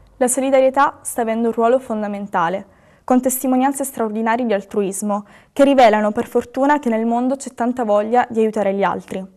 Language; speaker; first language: Italian; native; Italian